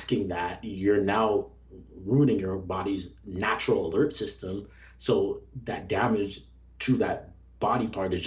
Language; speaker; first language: English; native; English